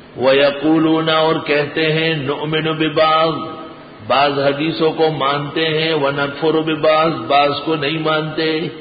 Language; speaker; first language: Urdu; non-native, local second language; Pashto